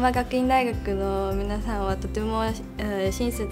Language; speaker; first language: Japanese; non-native, fluent; Chinese